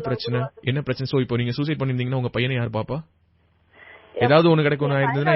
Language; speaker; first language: Tamil; native; Tamil